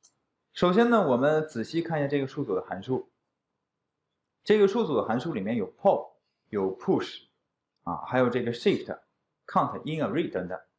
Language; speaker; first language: Chinese; native; Chinese